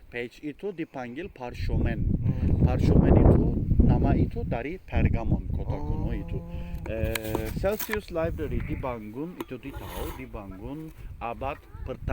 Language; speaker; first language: Indonesian; non-native, fluent; Turkish